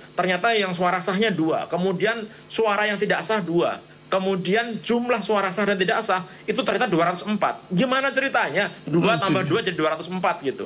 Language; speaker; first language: Indonesian; native; Indonesian